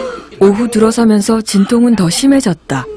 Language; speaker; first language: Korean; native; Korean